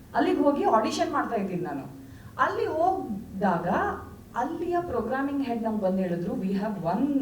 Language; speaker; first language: Kannada; non-native, local second language; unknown